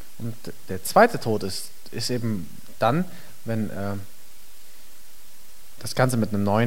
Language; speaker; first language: German; native; German